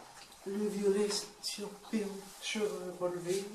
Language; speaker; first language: French; native; French